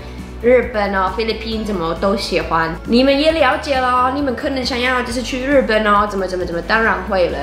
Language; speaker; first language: Chinese; non-native, fluent; English